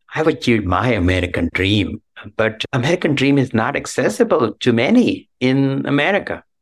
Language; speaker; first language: English; non-native, local second language; Marathi